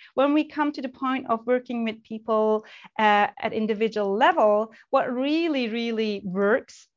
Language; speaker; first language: English; non-native, fluent; Turkish